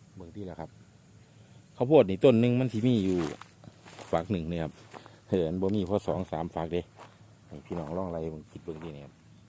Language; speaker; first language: Thai; native; Thai